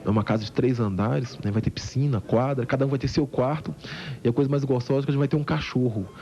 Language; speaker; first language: Portuguese; native; Portuguese